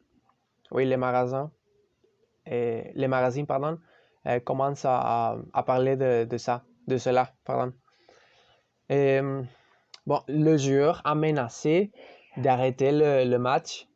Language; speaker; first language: French; non-native, learner; Spanish